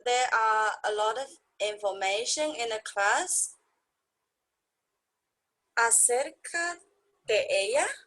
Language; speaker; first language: English; non-native, fluent; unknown